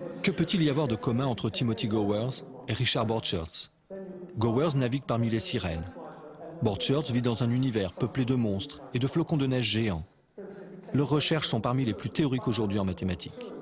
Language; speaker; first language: French; native; French